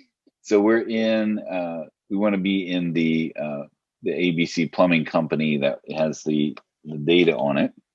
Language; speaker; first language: English; native; English